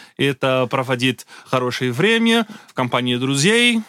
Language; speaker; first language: Russian; non-native, learner; Portuguese